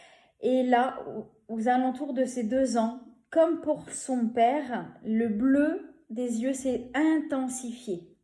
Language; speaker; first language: French; native; French